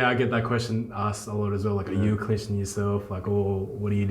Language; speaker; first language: English; native; English